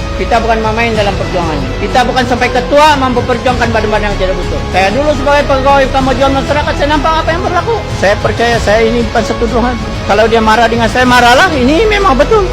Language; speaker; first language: Malay; non-native, local second language; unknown